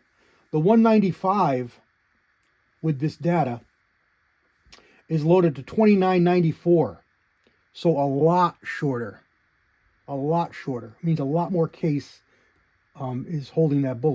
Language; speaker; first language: English; native; English